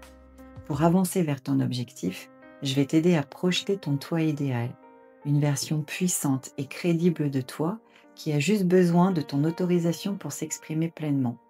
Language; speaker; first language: French; native; French